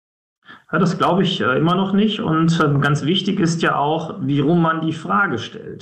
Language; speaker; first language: German; native; German